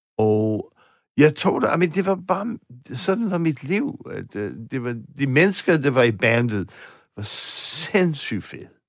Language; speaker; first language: Danish; non-native, fluent; English